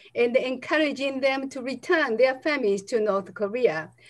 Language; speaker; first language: English; non-native, fluent; Japanese